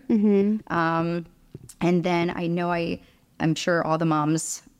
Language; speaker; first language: English; early bilingual, other home language; Romanian